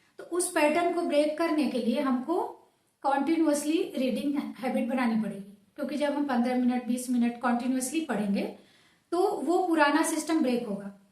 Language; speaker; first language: Hindi; native; Hindi